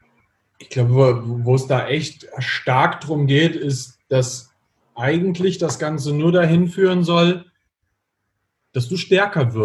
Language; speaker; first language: German; native; German